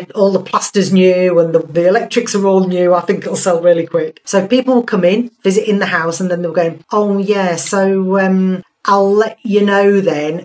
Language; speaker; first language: English; native; English